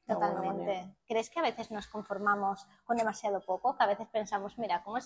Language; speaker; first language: Spanish; native; Spanish